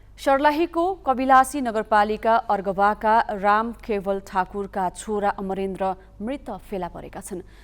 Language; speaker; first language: Nepali; native; Nepali